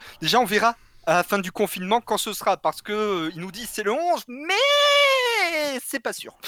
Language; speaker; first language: French; native; French